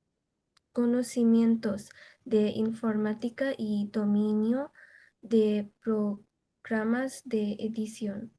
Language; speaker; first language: Spanish; non-native, learner; Bangla